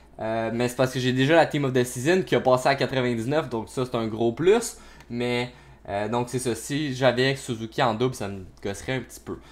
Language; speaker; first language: French; native; French